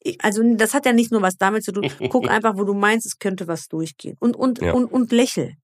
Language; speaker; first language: German; early bilingual, other home language; Greek